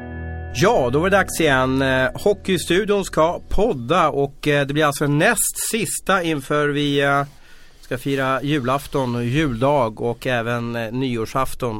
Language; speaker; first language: Swedish; native; Swedish